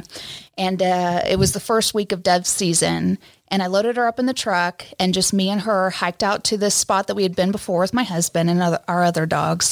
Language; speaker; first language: English; native; English